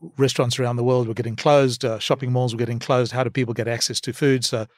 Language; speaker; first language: English; native; English